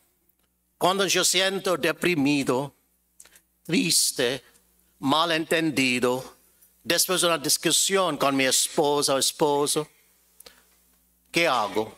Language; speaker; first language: Spanish; non-native, fluent; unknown